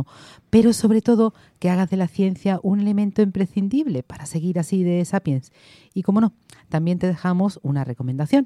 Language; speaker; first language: Spanish; native; Spanish